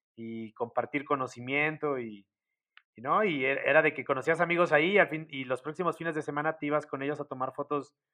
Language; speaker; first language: Spanish; native; Spanish